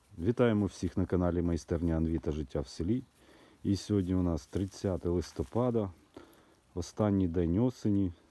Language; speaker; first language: Ukrainian; non-native, local second language; Russian